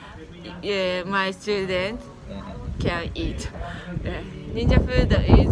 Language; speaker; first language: English; non-native, learner; Japanese